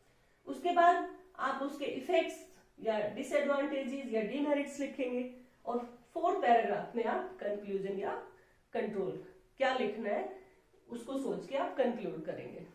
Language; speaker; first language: Hindi; native; Hindi